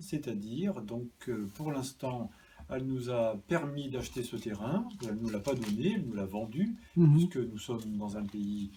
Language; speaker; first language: French; native; French